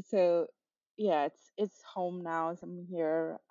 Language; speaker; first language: English; non-native, local second language; Nepali